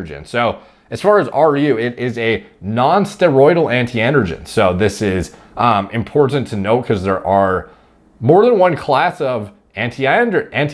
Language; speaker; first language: English; native; English